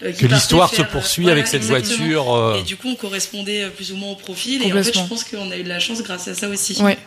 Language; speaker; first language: French; native; French